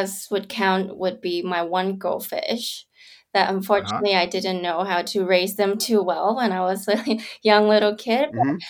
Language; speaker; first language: English; non-native, local second language; Cantonese